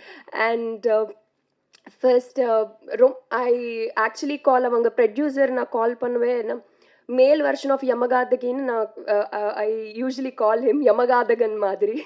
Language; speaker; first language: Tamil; non-native, learner; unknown